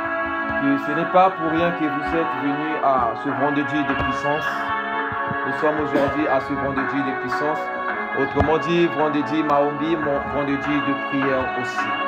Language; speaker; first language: French; non-native, local second language; Swahili